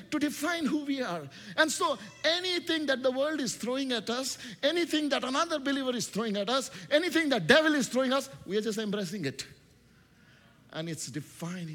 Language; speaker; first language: English; non-native, local second language; Hindi